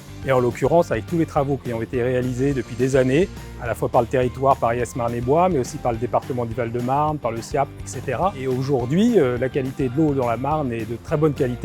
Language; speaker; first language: French; native; French